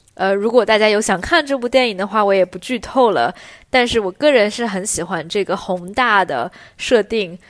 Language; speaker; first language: Chinese; native; Chinese